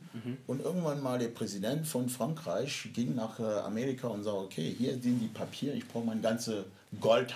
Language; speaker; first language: German; non-native, fluent; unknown